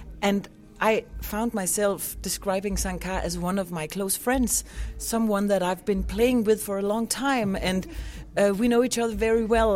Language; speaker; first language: English; non-native, fluent; Danish